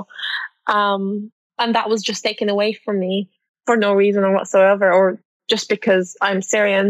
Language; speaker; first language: English; non-native, fluent; Arabic